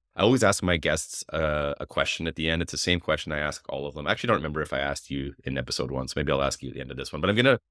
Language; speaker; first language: English; native; English